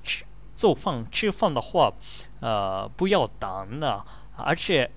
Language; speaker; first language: Chinese; non-native, learner; Japanese